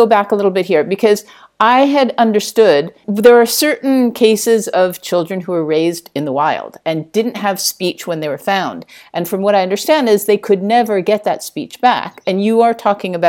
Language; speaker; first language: English; native; English